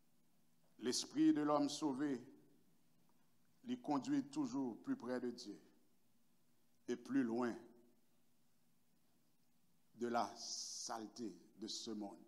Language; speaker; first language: French; non-native, local second language; Haitian Creole